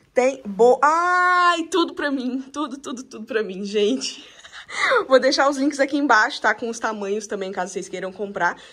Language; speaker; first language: Portuguese; native; Portuguese